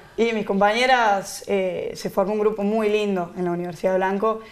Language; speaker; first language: Spanish; native; Spanish